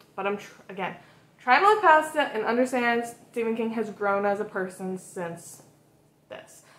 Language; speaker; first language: English; native; English